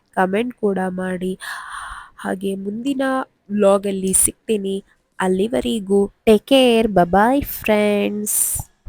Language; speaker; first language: Kannada; non-native, local second language; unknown